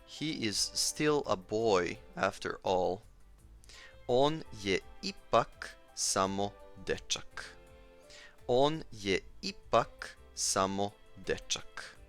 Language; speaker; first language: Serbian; native; Serbian